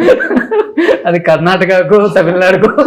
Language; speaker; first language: Telugu; native; Telugu